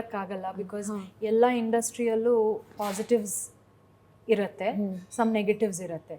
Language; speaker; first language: Kannada; non-native, local second language; Malayalam